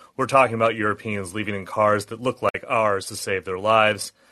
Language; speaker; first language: English; native; English